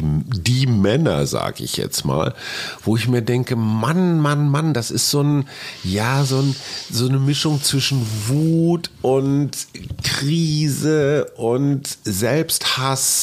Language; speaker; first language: German; native; German